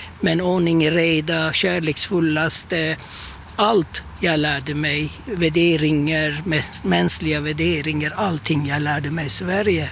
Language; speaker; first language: Swedish; non-native, fluent; Turkish